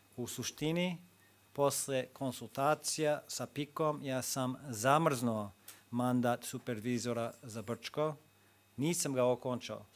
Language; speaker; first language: Croatian; non-native, fluent; English